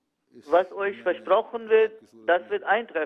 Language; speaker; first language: German; non-native, fluent; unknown